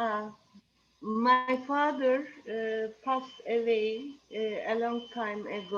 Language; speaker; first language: English; non-native, learner; Turkish